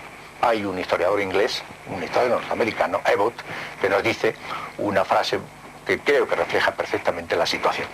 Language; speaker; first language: Spanish; native; Spanish